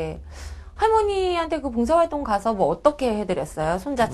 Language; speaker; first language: Korean; native; Korean